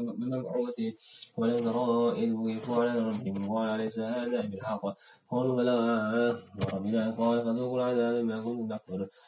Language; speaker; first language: Arabic; non-native, learner; Indonesian